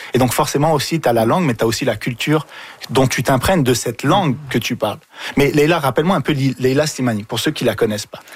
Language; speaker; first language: French; early bilingual, other home language; Arabic